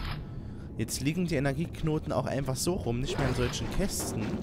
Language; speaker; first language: German; native; German